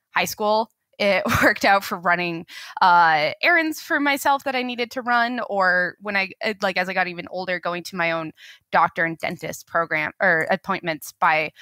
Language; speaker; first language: English; native; English